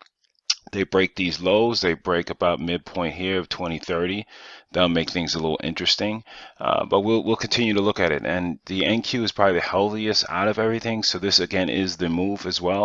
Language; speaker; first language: English; native; English